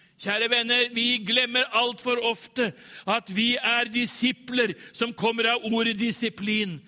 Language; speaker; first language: Norwegian; native; Norwegian